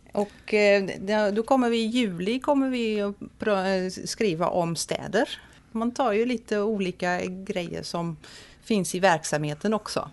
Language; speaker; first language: Swedish; non-native, fluent; Dutch